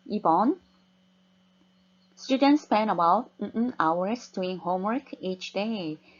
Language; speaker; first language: English; non-native, fluent; Korean